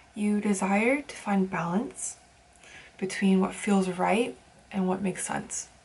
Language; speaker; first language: English; early bilingual, other home language; Korean